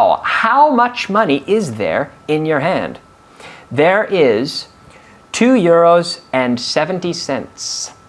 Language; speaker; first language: English; non-native, fluent; Spanish